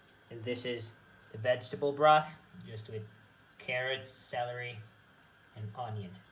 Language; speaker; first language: English; non-native, fluent; Italian